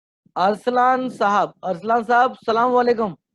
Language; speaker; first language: Hindi; native; Hindi